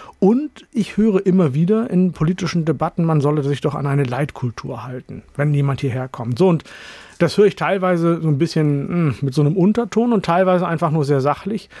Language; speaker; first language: German; early bilingual, other home language; Urdu